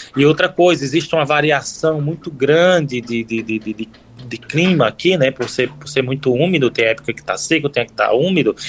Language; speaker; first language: Portuguese; native; Portuguese